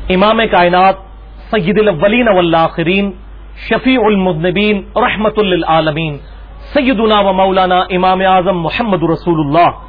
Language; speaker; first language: Urdu; non-native, local second language; Punjabi